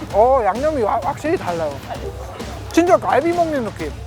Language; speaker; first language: Korean; non-native, fluent; German